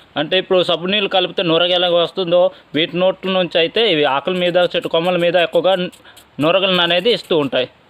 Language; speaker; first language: Telugu; non-native, local second language; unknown